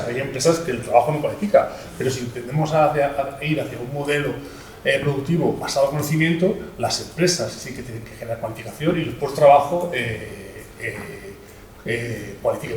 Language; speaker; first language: Spanish; native; Spanish